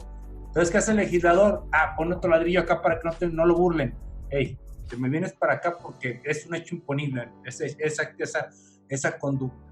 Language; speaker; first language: Spanish; native; Spanish